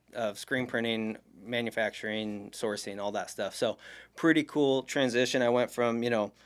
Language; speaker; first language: English; native; English